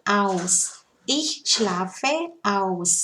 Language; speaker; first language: German; non-native, learner; Thai